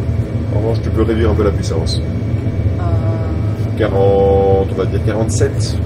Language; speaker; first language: French; native; French